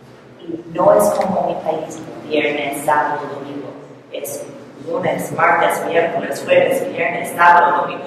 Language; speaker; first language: Spanish; non-native, learner; English